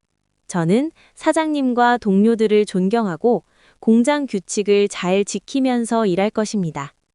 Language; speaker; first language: Korean; non-native, learner; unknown